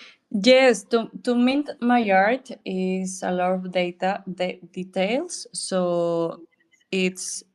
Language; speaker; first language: English; non-native, learner; Spanish